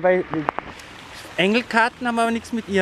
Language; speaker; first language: German; native; German